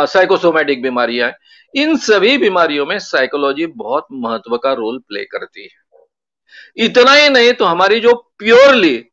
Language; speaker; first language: Hindi; non-native, local second language; Marathi